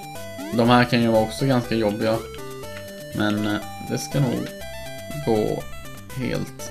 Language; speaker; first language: Swedish; native; Swedish